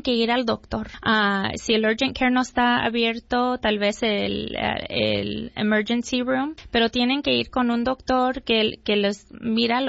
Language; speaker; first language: Spanish; early bilingual, heritage; Spanish